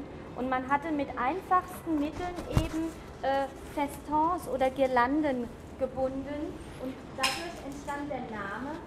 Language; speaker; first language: German; native; German